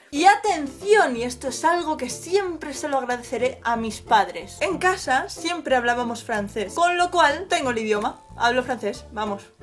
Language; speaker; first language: Spanish; early bilingual, other home language; French